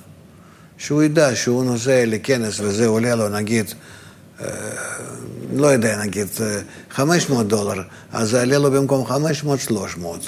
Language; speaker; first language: Hebrew; non-native, fluent; Russian